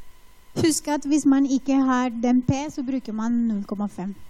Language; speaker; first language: Norwegian; non-native, fluent; Spanish